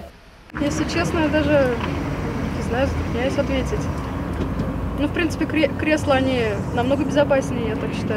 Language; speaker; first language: Russian; native; Russian